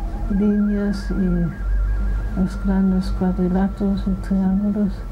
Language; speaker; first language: Spanish; non-native, fluent; German